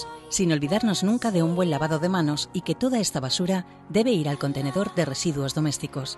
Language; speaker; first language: Spanish; native; Spanish